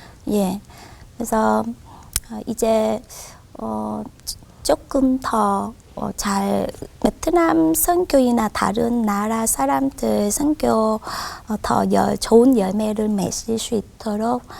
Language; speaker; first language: Korean; non-native, fluent; Vietnamese